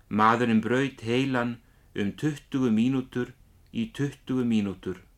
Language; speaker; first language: Icelandic; native; Icelandic